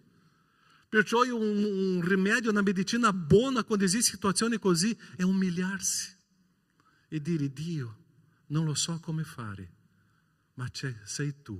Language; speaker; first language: Italian; non-native, fluent; Portuguese